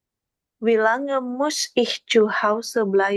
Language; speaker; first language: German; non-native, learner; Indonesian